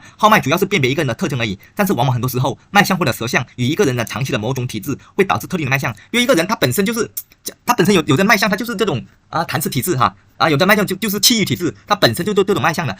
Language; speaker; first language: Chinese; native; Chinese